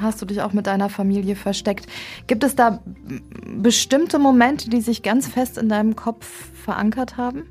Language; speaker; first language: German; native; German